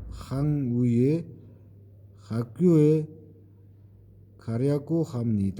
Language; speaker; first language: Korean; non-native, learner; Mongolian